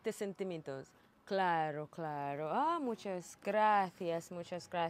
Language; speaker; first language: Spanish; non-native, learner; Swahili